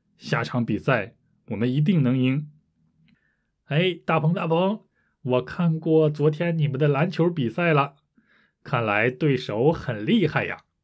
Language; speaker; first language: Chinese; native; Chinese